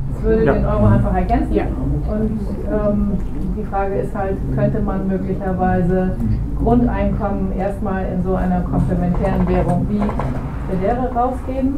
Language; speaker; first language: German; native; German